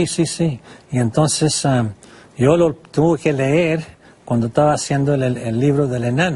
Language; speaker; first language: Spanish; non-native, fluent; English